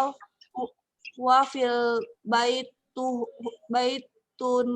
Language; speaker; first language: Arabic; non-native, learner; Indonesian